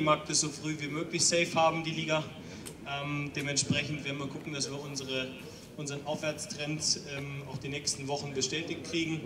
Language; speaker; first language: German; native; German